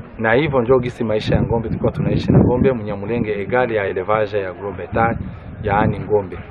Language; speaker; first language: Swahili; non-native, local second language; Kinyarwanda